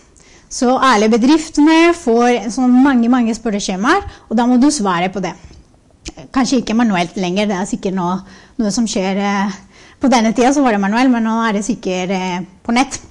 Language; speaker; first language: Norwegian; non-native, fluent; Spanish